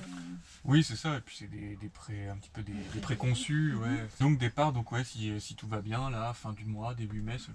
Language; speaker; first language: French; native; French